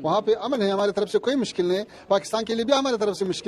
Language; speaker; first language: Hindi; non-native, fluent; Pashto